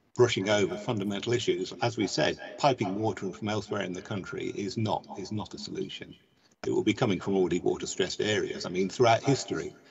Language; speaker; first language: English; native; English